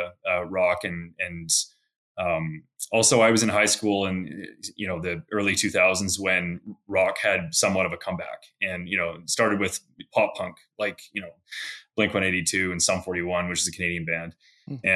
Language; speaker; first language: English; native; English